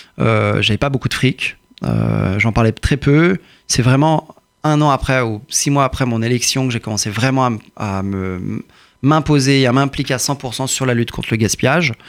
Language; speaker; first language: French; early bilingual, other home language; Persian